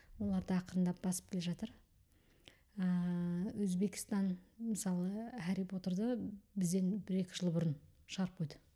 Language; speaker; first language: Kazakh; early bilingual, heritage; Kazakh